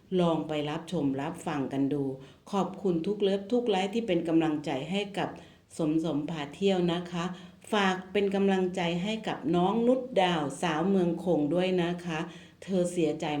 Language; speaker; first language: Thai; native; Thai